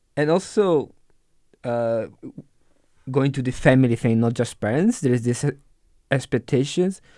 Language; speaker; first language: English; non-native, fluent; Italian